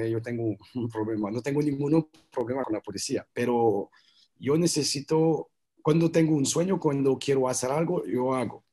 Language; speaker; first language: Spanish; non-native, learner; French